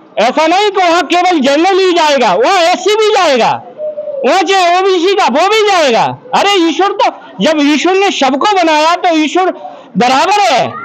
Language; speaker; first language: Hindi; native; Hindi